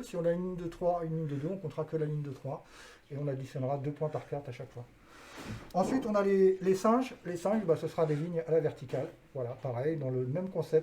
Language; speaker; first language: French; native; French